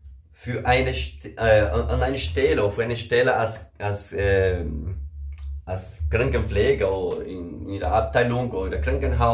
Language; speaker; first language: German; non-native, learner; Portuguese